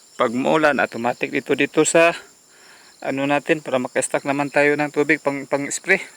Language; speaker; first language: Filipino; non-native, local second language; Cebuano